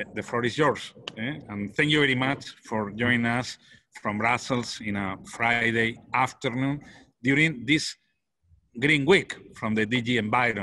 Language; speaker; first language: English; non-native, fluent; Spanish